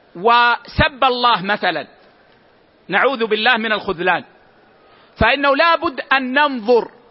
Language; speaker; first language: Arabic; native; Arabic